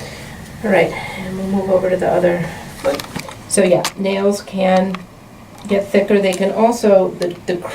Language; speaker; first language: English; native; English